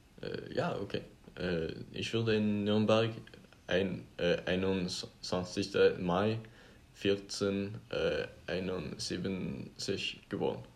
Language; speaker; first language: German; non-native, learner; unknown